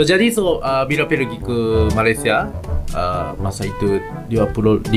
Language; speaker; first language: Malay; non-native, learner; Japanese